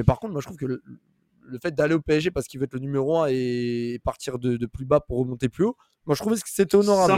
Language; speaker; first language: French; native; French